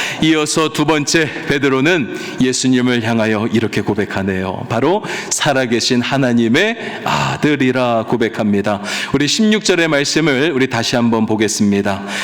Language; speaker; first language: Korean; native; Korean